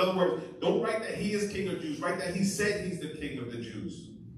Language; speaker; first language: English; early bilingual, other home language; Spanish